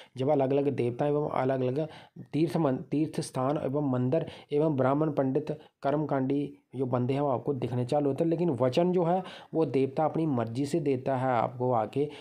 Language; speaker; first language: Hindi; native; Hindi